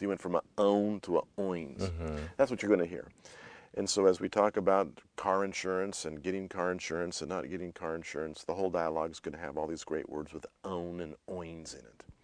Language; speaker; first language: English; native; English